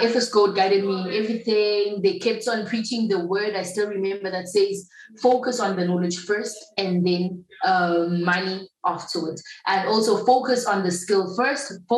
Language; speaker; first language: English; non-native, local second language; Zulu